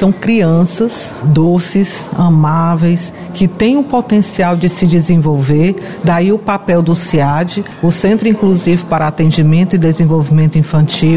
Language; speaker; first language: Portuguese; native; Portuguese